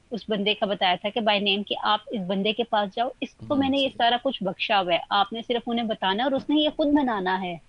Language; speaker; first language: Urdu; non-native, local second language; Punjabi